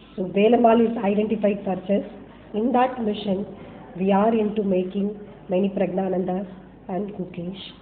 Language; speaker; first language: English; non-native, local second language; Tamil